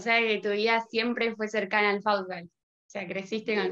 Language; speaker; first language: Spanish; native; Spanish